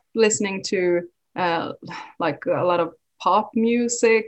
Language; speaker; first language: English; non-native, fluent; Swedish